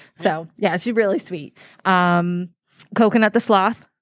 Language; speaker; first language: English; native; English